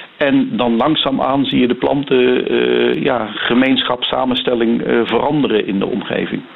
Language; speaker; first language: Dutch; native; Dutch